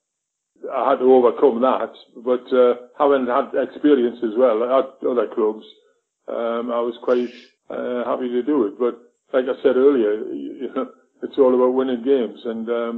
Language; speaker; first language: English; native; English